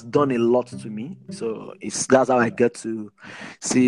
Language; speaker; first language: English; non-native, local second language; Yoruba